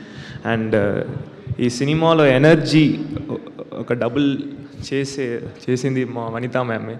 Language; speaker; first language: Telugu; non-native, learner; Tamil